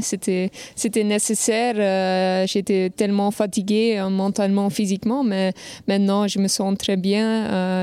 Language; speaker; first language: French; non-native, local second language; Dutch